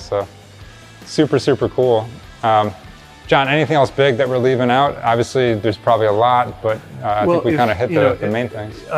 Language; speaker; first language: English; native; English